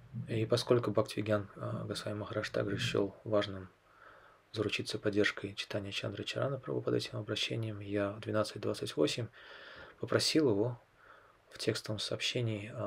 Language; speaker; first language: Russian; native; Russian